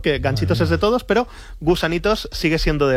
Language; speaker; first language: Spanish; native; Spanish